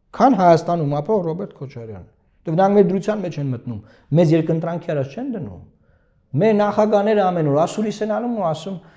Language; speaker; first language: Armenian; native; Armenian